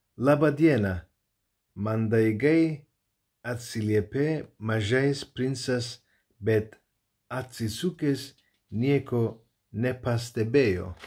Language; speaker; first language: Lithuanian; non-native, learner; Turkish